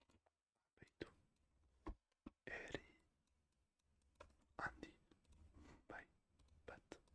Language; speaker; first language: Basque; non-native, learner; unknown